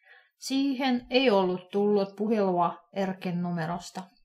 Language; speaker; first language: Finnish; non-native, fluent; Russian